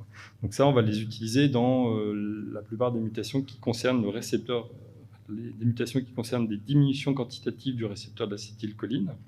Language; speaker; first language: French; native; French